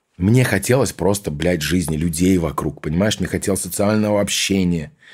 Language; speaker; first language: Russian; early bilingual, heritage; Russian